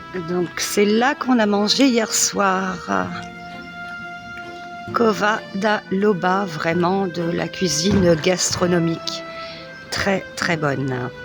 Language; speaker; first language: French; native; French